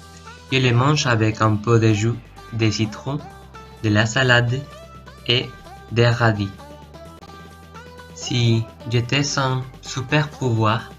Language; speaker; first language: French; non-native, learner; Spanish